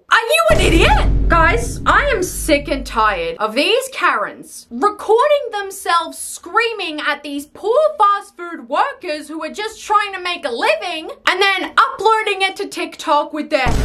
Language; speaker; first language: English; native; English